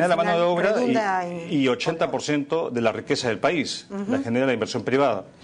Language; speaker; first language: Spanish; native; Spanish